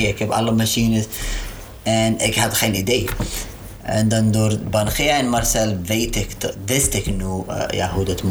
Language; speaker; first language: Dutch; non-native, learner; Arabic